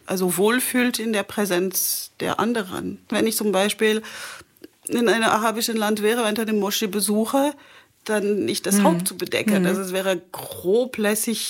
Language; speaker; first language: German; non-native, fluent; French